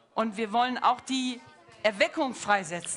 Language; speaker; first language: German; non-native, fluent; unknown